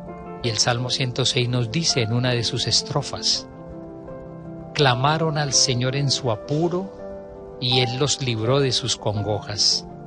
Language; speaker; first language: Spanish; native; Spanish